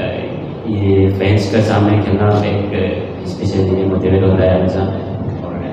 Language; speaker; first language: Hindi; non-native, local second language; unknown